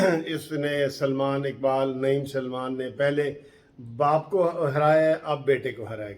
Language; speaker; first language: Urdu; native; Urdu